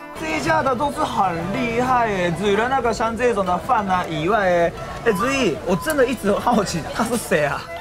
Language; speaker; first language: Chinese; non-native, fluent; Japanese